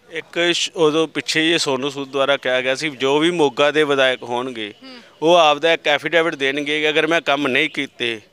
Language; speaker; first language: Punjabi; native; Punjabi